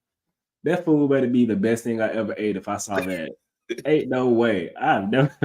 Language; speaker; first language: English; native; English